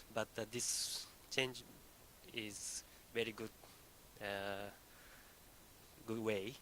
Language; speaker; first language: English; non-native, learner; Indonesian